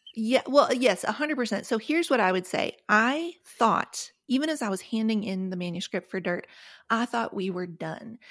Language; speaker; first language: English; native; English